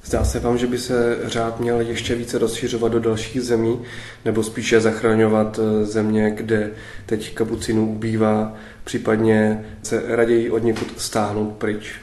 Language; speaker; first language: Czech; native; Czech